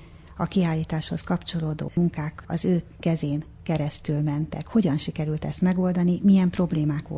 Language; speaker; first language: Hungarian; native; Hungarian